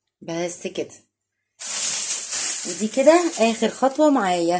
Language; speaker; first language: Arabic; native; Arabic